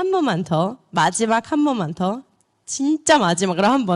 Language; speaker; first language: Korean; non-native, fluent; German